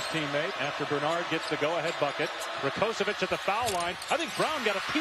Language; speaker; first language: English; native; English